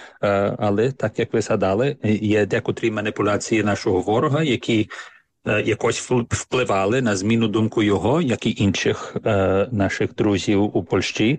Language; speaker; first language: Ukrainian; early bilingual, heritage; Ukrainian